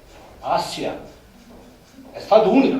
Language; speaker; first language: Spanish; non-native, learner; Korean